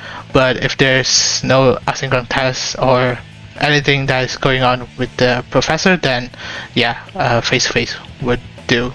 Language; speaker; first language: English; non-native, fluent; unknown